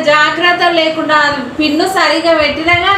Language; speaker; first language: Telugu; native; Telugu